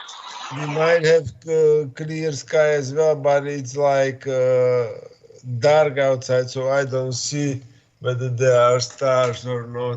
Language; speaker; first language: English; non-native, fluent; Slovak